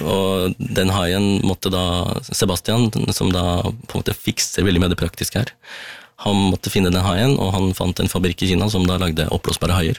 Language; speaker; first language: Norwegian; early bilingual, other home language; Tamil